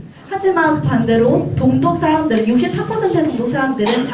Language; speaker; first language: Korean; native; Korean